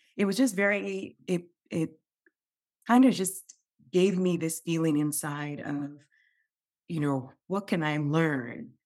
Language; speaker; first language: English; non-native, local second language; Yoruba